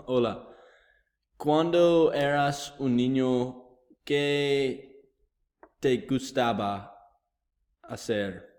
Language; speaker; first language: Spanish; non-native, learner; English